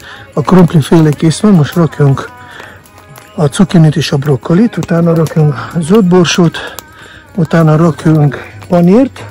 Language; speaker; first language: Hungarian; non-native, fluent; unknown